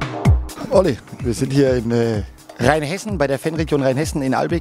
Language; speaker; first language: German; native; German